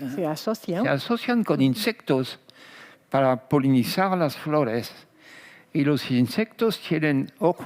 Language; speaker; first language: Spanish; non-native, fluent; French